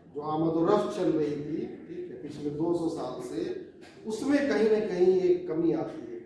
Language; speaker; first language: Urdu; native; Urdu